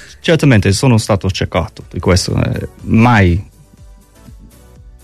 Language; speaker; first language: Italian; non-native, learner; English